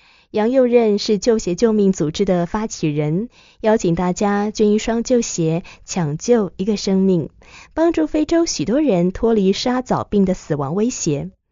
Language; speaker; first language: Chinese; native; Chinese